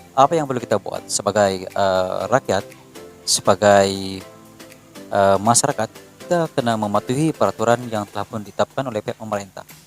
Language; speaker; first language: Malay; native; Malay